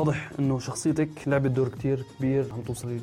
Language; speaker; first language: Arabic; native; Arabic